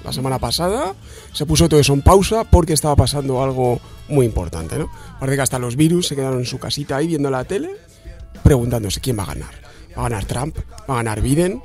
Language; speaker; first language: Spanish; native; Spanish